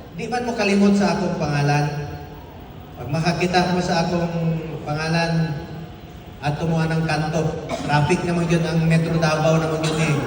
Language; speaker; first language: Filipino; non-native, local second language; Cebuano